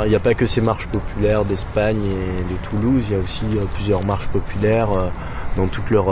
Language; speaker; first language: French; native; French